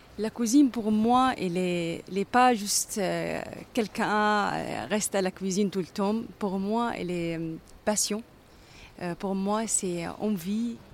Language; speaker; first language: French; non-native, learner; Arabic